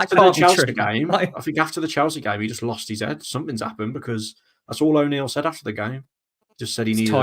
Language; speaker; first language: English; native; English